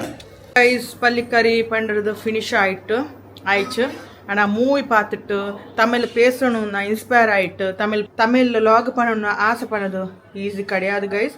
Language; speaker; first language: Tamil; non-native, learner; Malayalam